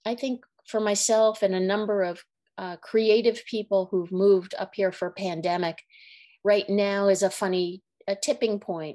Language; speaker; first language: English; native; English